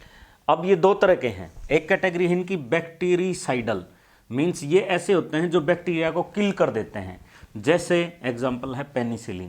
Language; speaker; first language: Hindi; native; Hindi